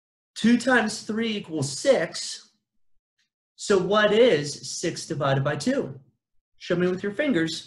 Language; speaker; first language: English; native; English